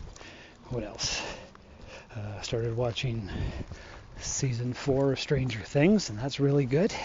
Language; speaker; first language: English; native; English